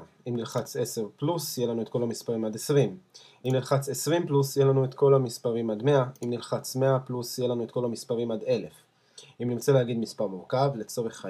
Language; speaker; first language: Hebrew; native; Hebrew